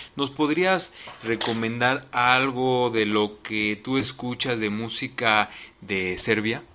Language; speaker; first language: Spanish; native; Spanish